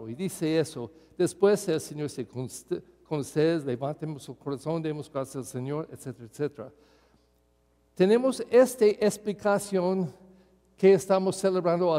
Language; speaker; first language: Spanish; non-native, fluent; English